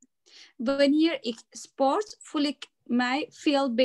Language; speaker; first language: Dutch; non-native, learner; Turkish